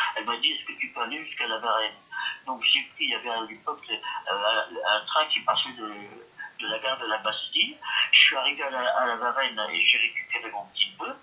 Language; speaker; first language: French; early bilingual, other home language; Yiddish